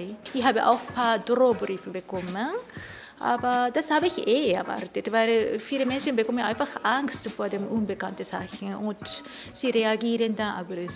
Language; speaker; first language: German; non-native, fluent; Japanese